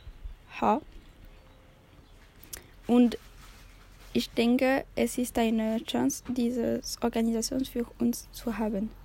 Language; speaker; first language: German; non-native, learner; French